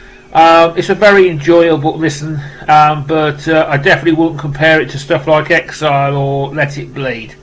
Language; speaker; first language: English; native; English